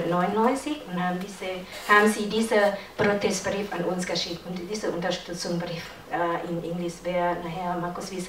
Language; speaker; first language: German; non-native, learner; Lao